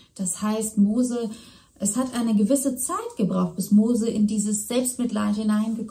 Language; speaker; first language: German; native; German